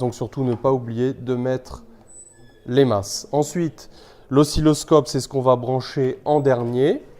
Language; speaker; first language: French; native; French